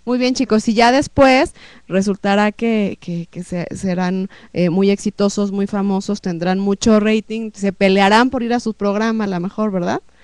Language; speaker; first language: Spanish; native; Spanish